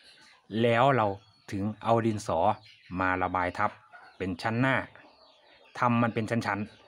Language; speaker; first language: Thai; native; Thai